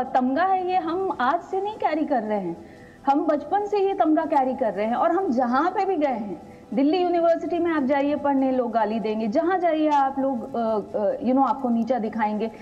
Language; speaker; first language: Hindi; native; Hindi